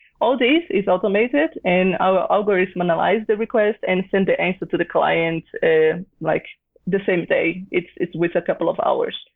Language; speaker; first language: English; non-native, fluent; Portuguese